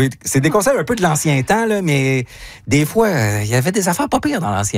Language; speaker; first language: French; native; French